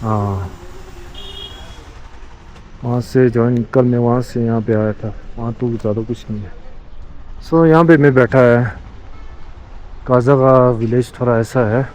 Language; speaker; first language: Hindi; non-native, local second language; Tibetan